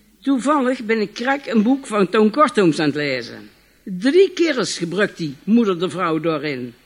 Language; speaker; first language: Dutch; native; Dutch